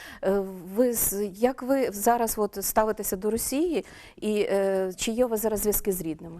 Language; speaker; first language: Ukrainian; native; Ukrainian